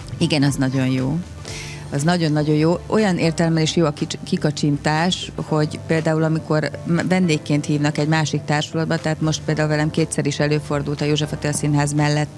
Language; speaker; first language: Hungarian; native; Hungarian